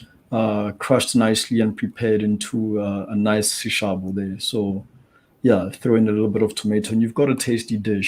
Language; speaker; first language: English; non-native, local second language; Tswana